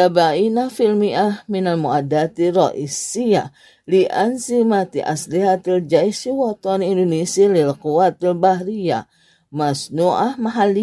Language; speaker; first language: Arabic; non-native, learner; Indonesian